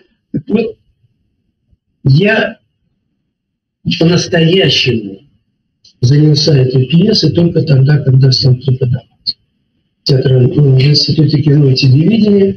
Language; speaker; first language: Russian; native; Russian